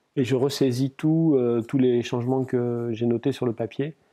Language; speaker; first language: French; non-native, local second language; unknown